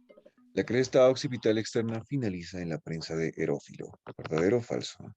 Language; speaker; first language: Spanish; native; Spanish